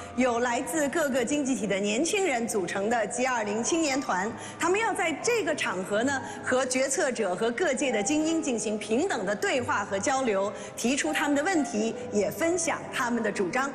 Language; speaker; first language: Chinese; native; Chinese